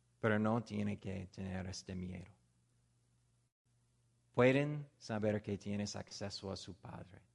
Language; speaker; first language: Spanish; non-native, fluent; English